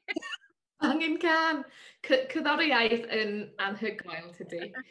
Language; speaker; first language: Welsh; non-native, learner; English